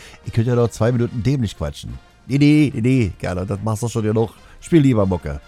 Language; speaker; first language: German; native; German